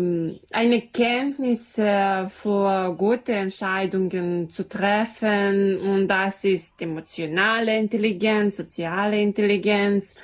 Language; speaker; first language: German; non-native, learner; Serbian